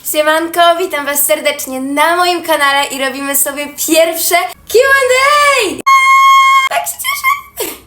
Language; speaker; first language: Polish; native; Polish